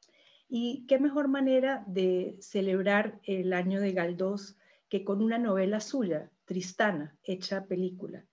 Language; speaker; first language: Spanish; native; Spanish